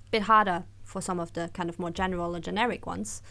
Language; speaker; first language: English; non-native, fluent; German